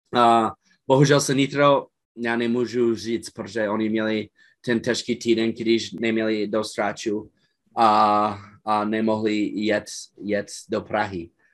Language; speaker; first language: Czech; non-native, fluent; English